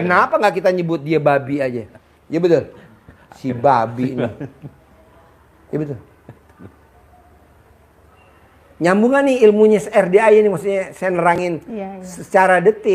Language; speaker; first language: Indonesian; native; Indonesian